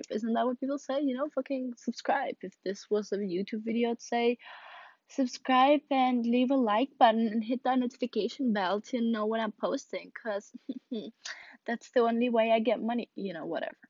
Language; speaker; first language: English; non-native, fluent; Russian